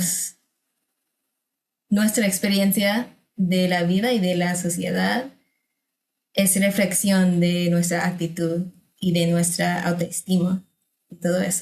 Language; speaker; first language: Spanish; non-native, fluent; English